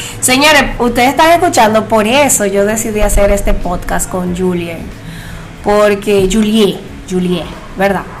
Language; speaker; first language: Spanish; native; Spanish